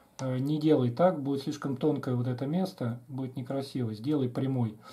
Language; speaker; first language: Russian; native; Russian